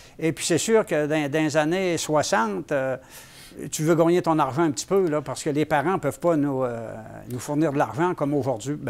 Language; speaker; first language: French; native; French